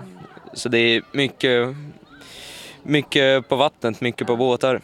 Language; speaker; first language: Swedish; early bilingual, other home language; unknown